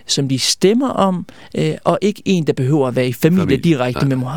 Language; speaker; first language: Danish; early bilingual, other home language; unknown